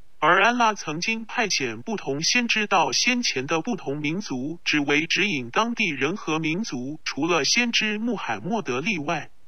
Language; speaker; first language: Chinese; non-native, local second language; Cantonese